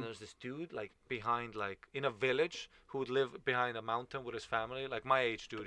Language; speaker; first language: English; non-native, fluent; Estonian